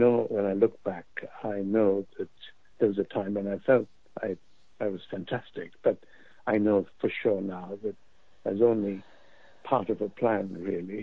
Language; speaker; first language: English; non-native, local second language; Urdu